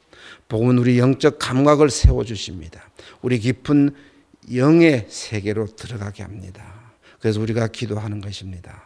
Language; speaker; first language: Korean; native; Korean